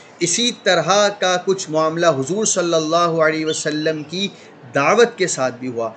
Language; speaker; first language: Urdu; native; Urdu